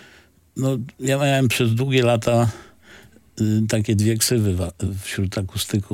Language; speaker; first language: Polish; native; Polish